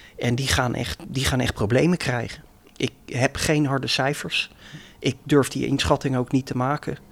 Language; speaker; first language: Dutch; native; Dutch